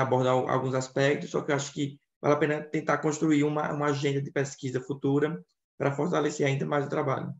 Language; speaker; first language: Portuguese; native; Portuguese